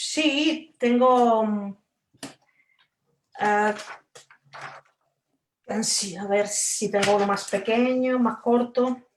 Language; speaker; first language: Spanish; native; Spanish